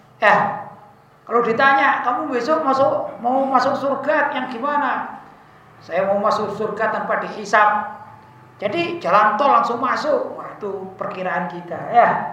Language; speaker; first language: Indonesian; non-native, local second language; Javanese